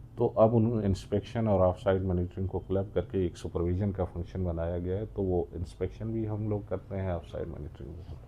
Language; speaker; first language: Urdu; non-native, local second language; Baluchi